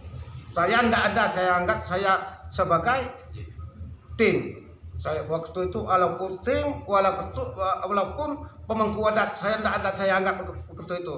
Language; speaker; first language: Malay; non-native, local second language; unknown